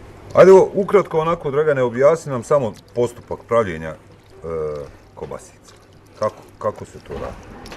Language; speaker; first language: Bosnian; native; Bosnian